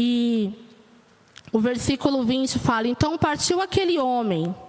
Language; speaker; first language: Portuguese; native; Portuguese